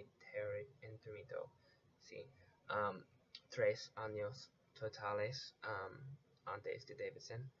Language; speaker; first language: Spanish; non-native, learner; English